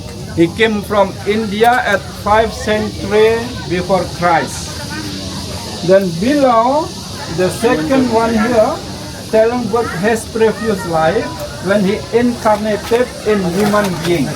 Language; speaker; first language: English; non-native, learner; Indonesian